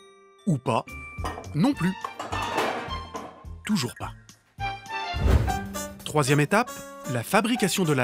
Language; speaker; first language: French; native; French